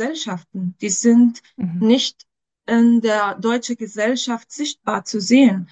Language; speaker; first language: German; non-native, fluent; Arabic